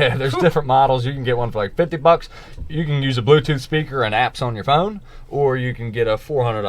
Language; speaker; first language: English; native; English